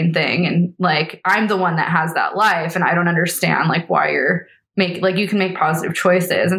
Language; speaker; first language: English; native; English